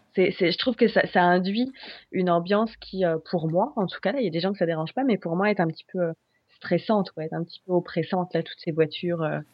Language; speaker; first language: French; native; French